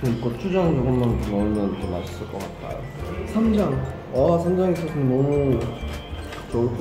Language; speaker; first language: Korean; non-native, fluent; Bosnian